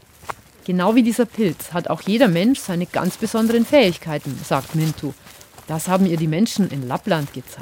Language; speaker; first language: German; native; German